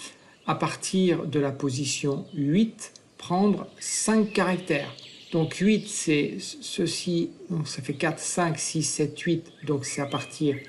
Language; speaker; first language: French; native; French